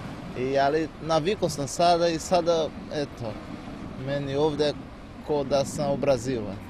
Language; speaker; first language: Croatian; non-native, learner; Portuguese